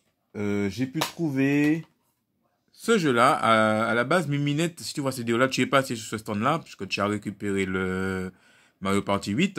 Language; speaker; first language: French; native; French